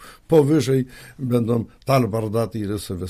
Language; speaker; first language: Polish; native; Polish